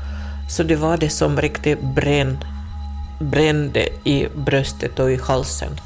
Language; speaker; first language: Swedish; non-native, fluent; Russian